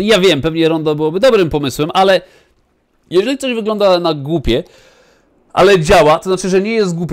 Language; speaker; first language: Polish; native; Polish